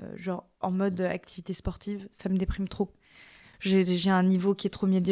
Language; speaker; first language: French; native; French